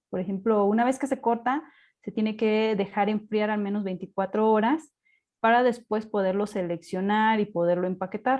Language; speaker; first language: Spanish; native; Spanish